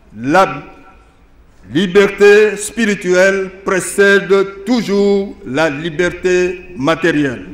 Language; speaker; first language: French; non-native, local second language; Lingala